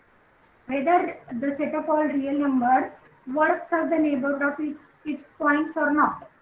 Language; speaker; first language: English; non-native, local second language; Marathi